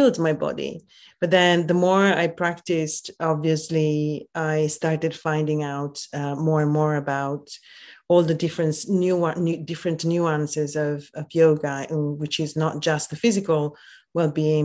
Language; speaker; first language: English; non-native, fluent; Italian